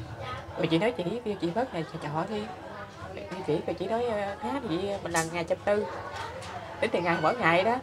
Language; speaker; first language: Vietnamese; native; Vietnamese